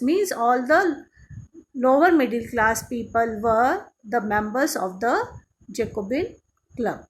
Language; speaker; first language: English; non-native, local second language; Hindi